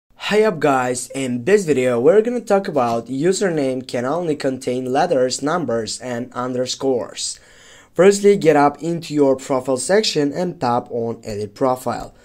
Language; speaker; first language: English; non-native, fluent; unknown